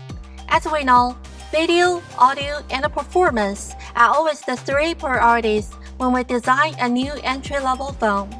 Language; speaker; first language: English; non-native, fluent; Chinese